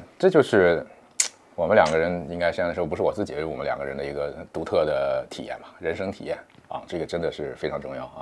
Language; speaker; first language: Chinese; native; Chinese